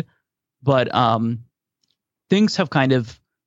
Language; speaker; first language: English; native; English